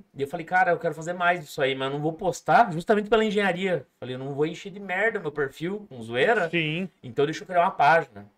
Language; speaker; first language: Portuguese; native; Portuguese